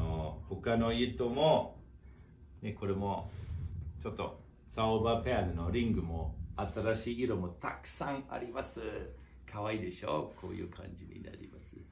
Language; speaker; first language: Japanese; non-native, fluent; German